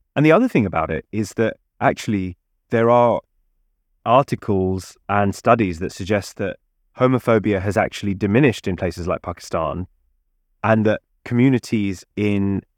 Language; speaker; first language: English; native; English